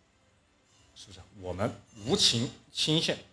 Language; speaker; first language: Chinese; native; Chinese